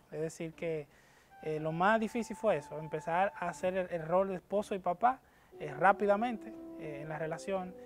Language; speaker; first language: Spanish; native; Spanish